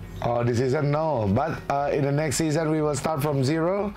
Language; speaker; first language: English; non-native, learner; Indonesian